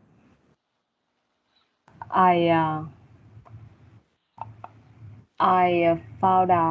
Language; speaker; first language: English; non-native, learner; Vietnamese